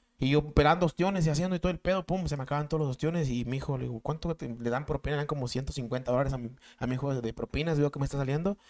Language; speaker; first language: Spanish; native; Spanish